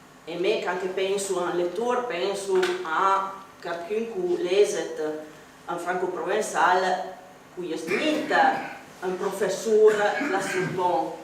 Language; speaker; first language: French; non-native, fluent; Italian